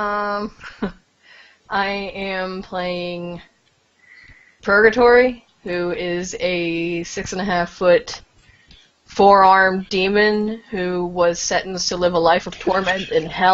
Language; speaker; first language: English; native; English